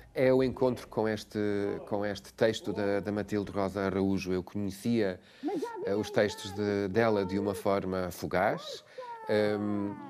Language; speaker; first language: Portuguese; non-native, fluent; English